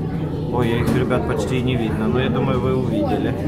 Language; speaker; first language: Russian; native; Russian